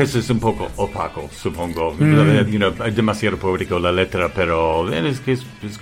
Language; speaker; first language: Spanish; non-native, fluent; English